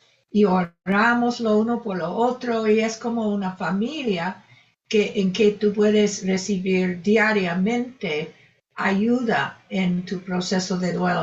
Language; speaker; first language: Spanish; non-native, fluent; English